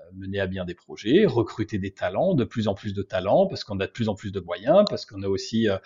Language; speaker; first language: French; native; French